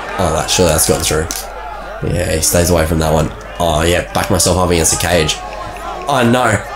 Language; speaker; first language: English; native; English